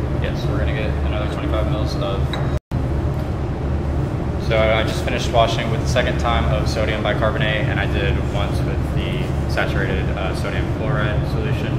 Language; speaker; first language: English; native; English